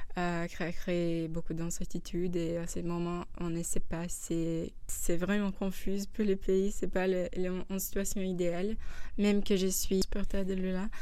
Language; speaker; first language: French; non-native, learner; Portuguese